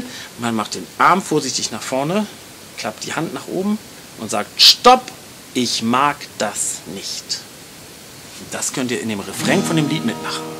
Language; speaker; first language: German; native; German